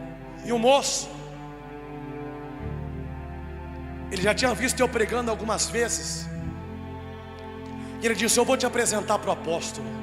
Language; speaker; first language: Portuguese; native; Portuguese